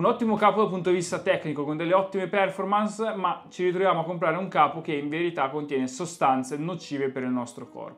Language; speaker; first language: Italian; native; Italian